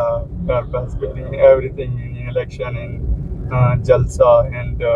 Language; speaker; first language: English; non-native, learner; Pashto